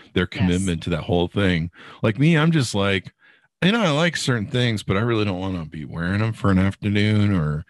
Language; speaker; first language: English; native; English